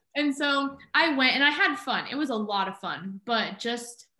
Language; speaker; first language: English; native; English